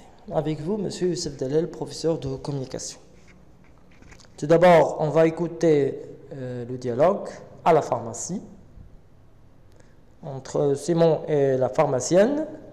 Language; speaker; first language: French; non-native, local second language; Arabic